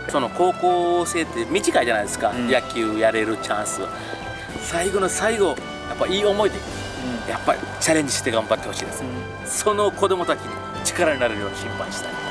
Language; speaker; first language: Japanese; non-native, fluent; Sinhala